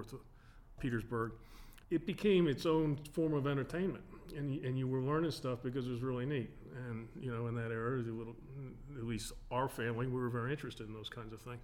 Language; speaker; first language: English; native; English